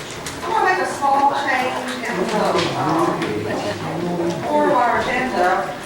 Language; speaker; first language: English; native; English